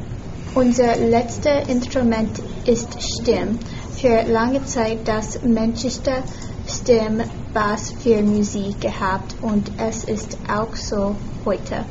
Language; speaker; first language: German; non-native, learner; English